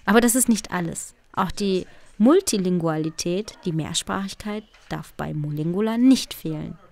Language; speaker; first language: German; native; German